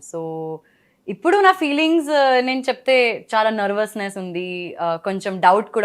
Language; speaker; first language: Telugu; non-native, learner; Gujarati